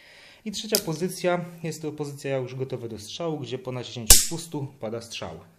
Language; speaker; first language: Polish; native; Polish